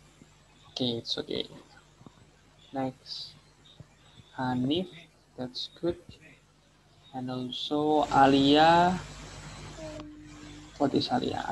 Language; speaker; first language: English; non-native, learner; Indonesian